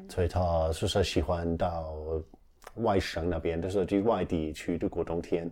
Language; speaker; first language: Chinese; non-native, fluent; English